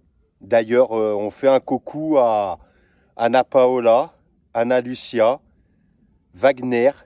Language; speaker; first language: French; native; French